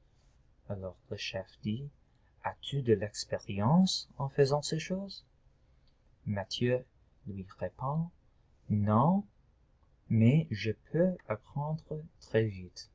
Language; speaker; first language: French; non-native, local second language; English